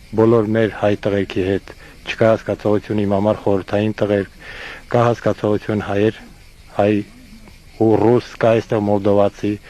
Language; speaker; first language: Armenian; non-native, fluent; Estonian